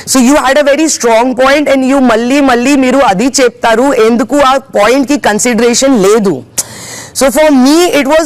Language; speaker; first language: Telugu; non-native, fluent; Hindi